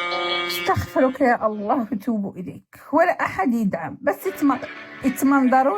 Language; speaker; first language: Arabic; native; Arabic